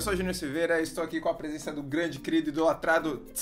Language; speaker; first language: Portuguese; native; Portuguese